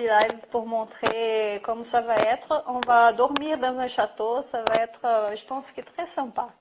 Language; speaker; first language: French; non-native, fluent; Portuguese